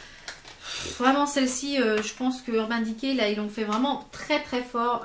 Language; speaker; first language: French; native; French